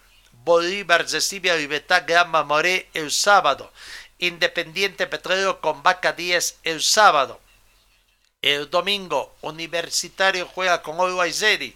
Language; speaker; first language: Spanish; native; Spanish